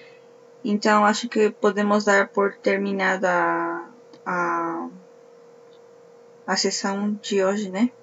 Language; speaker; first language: Portuguese; non-native, fluent; Spanish